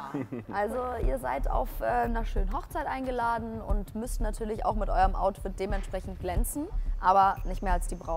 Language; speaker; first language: German; native; German